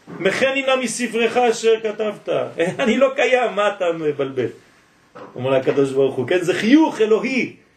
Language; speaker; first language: Hebrew; non-native, fluent; French